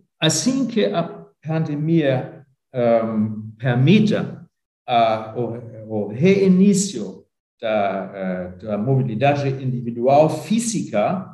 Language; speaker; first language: Portuguese; non-native, fluent; German